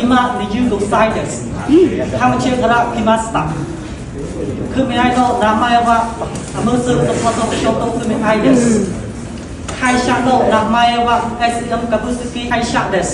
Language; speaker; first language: Japanese; non-native, learner; Khmer